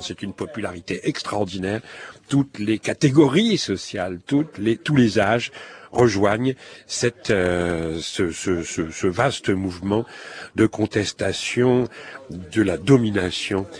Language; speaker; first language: French; native; French